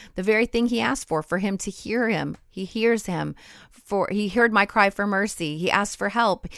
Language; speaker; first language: English; native; English